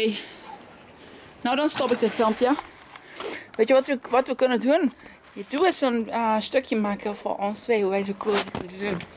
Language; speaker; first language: Dutch; native; Dutch